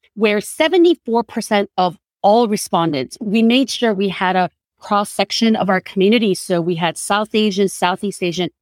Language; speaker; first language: English; non-native, fluent; Korean